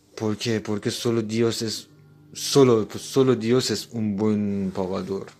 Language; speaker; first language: Spanish; non-native, learner; Persian